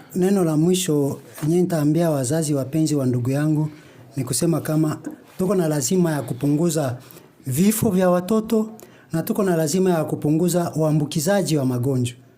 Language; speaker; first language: Swahili; native; Swahili